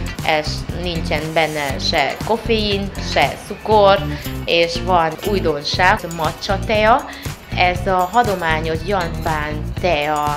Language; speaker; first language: Hungarian; non-native, learner; Vietnamese